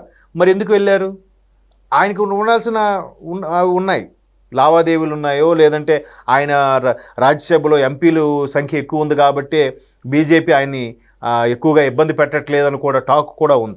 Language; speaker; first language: Telugu; native; Telugu